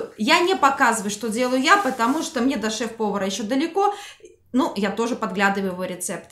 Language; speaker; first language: Russian; native; Russian